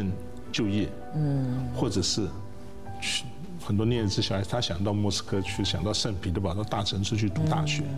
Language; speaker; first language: Chinese; native; Chinese